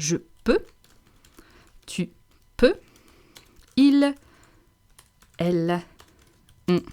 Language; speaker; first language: French; non-native, fluent; English